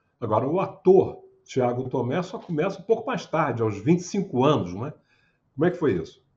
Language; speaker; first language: Portuguese; native; Portuguese